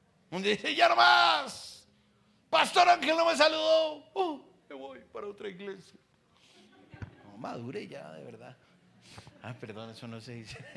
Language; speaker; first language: Spanish; native; Spanish